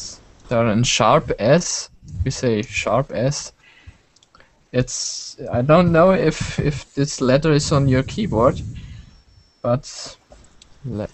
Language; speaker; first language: English; non-native, learner; German